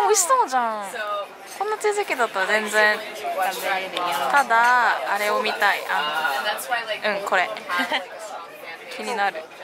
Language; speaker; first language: Japanese; non-native, fluent; Korean